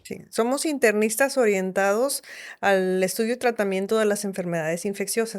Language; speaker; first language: Spanish; native; Spanish